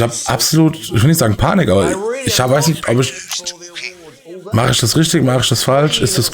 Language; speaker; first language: German; native; German